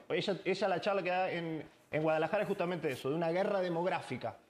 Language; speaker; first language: Spanish; native; Spanish